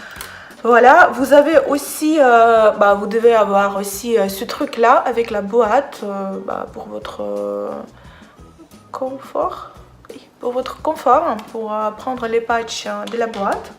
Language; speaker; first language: French; non-native, fluent; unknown